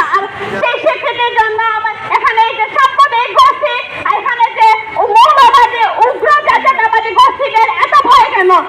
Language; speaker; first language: Bangla; non-native, local second language; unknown